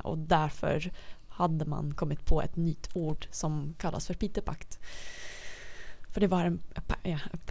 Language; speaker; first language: Swedish; non-native, fluent; Dutch